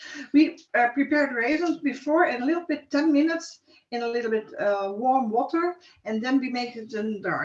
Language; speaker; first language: English; non-native, learner; Dutch